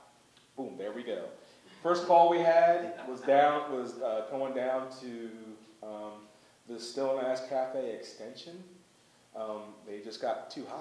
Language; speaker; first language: English; native; English